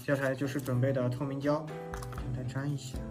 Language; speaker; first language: Chinese; native; Chinese